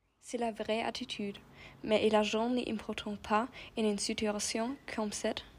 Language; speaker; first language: French; non-native, learner; German